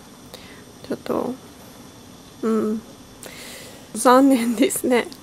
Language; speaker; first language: Japanese; non-native, learner; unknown